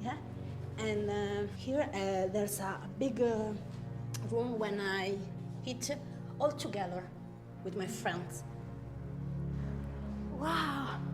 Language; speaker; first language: English; non-native, learner; Spanish